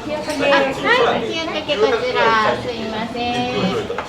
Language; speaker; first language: Japanese; native; Japanese